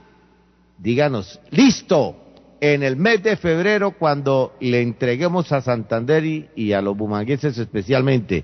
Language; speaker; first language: Spanish; native; Spanish